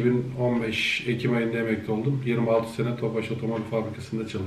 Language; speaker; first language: Turkish; native; Turkish